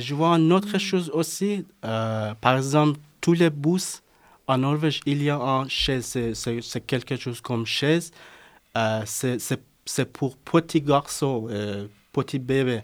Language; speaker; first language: French; non-native, learner; Persian